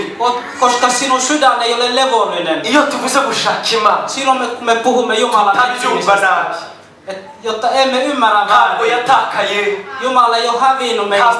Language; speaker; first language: Finnish; non-native, fluent; Kinyarwanda